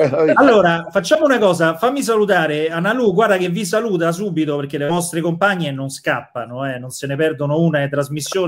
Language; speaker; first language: Italian; native; Italian